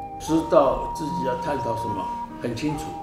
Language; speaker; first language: Italian; non-native, fluent; Chinese